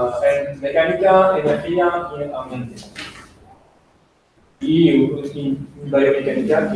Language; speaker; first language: Spanish; non-native, learner; French